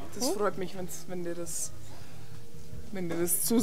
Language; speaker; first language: German; native; German